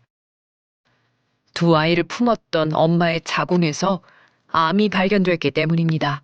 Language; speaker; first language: Korean; native; Korean